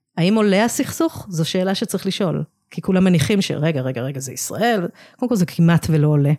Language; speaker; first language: Hebrew; early bilingual, other home language; English